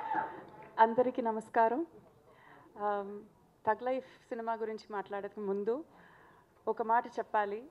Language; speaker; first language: Telugu; non-native, local second language; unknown